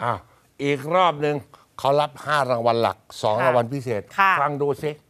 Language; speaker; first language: Thai; native; Thai